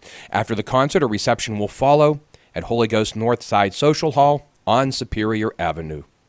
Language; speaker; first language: English; native; English